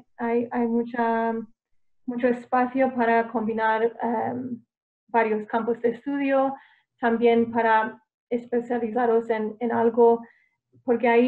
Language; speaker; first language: Spanish; non-native, fluent; English